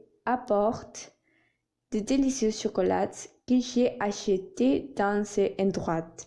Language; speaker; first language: French; non-native, learner; Spanish